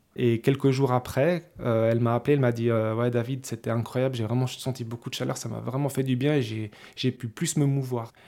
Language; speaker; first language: French; early bilingual, other home language; Spanish